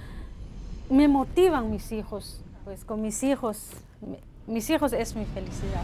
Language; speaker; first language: Spanish; non-native, local second language; Kʼicheʼ